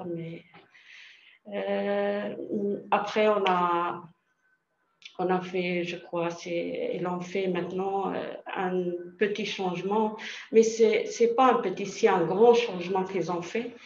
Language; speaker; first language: French; non-native, learner; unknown